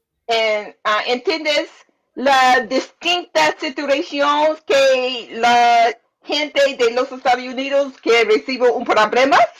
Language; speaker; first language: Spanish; non-native, learner; English